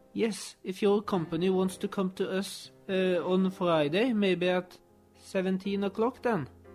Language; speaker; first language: English; non-native, fluent; Norwegian